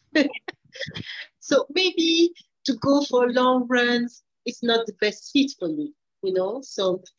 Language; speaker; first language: English; early bilingual, other home language; French